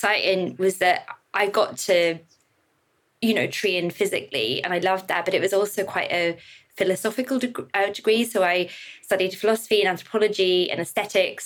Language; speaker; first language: English; native; English